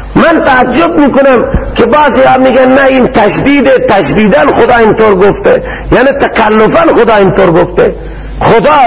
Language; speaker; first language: Persian; native; Persian